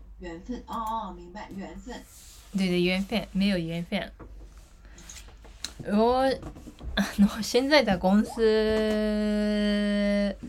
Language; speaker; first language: Chinese; non-native, learner; Japanese